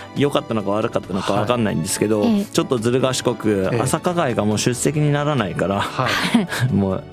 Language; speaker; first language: Japanese; native; Japanese